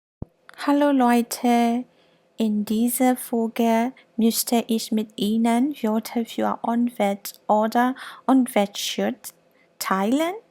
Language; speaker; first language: German; non-native, learner; Burmese